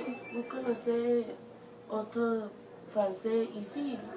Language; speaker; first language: French; non-native, learner; Spanish